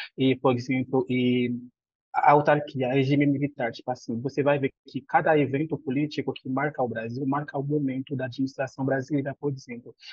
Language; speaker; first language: Portuguese; non-native, fluent; Haitian Creole